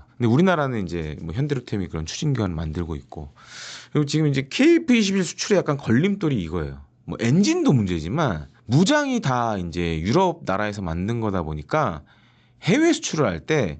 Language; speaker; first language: Korean; native; Korean